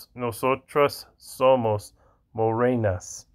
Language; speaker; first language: Spanish; non-native, learner; English